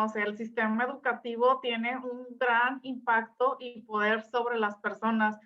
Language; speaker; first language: Spanish; native; Spanish